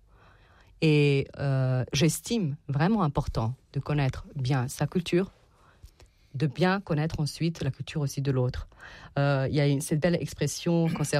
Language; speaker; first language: French; non-native, fluent; Serbian